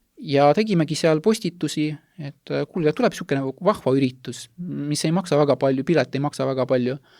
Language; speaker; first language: Estonian; non-native, local second language; Russian